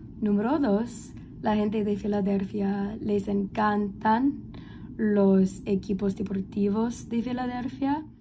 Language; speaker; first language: Spanish; non-native, learner; English